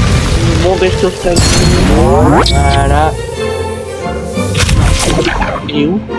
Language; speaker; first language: French; native; French